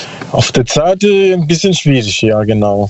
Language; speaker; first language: German; non-native, learner; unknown